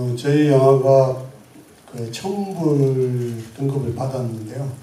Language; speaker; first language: Korean; native; Korean